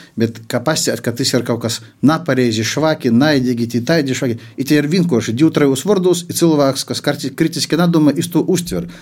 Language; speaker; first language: Latvian; non-native, local second language; Russian